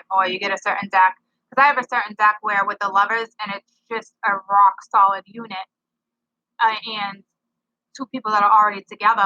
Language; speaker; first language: English; native; English